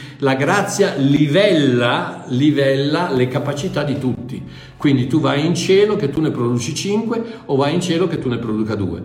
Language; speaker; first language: Italian; non-native, fluent; English